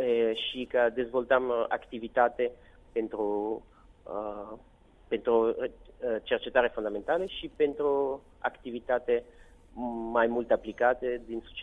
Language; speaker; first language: Romanian; non-native, learner; Italian